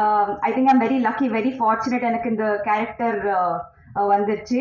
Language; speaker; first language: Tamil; non-native, learner; Telugu